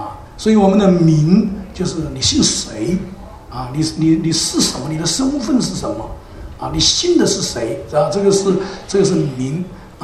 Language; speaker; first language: Chinese; native; Chinese